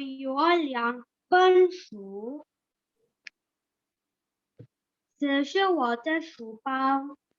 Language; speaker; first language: Chinese; non-native, learner; Indonesian